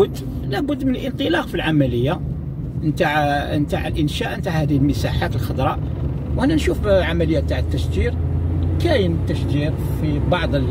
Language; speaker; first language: Arabic; native; Arabic